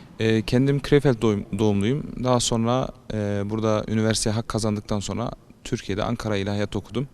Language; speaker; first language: Turkish; early bilingual, heritage; Turkish